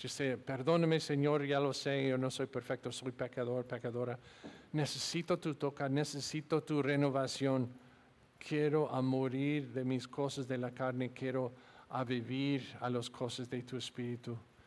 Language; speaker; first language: Spanish; non-native, learner; English